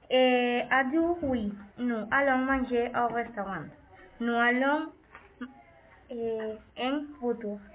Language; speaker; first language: French; non-native, learner; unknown